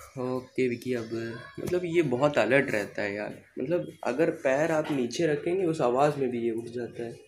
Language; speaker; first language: Hindi; non-native, local second language; Tamil